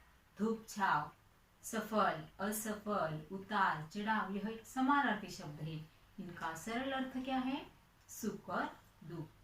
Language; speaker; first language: Hindi; non-native, local second language; Marathi